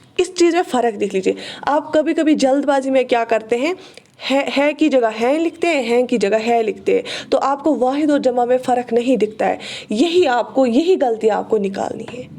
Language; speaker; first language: Urdu; non-native, local second language; Kashmiri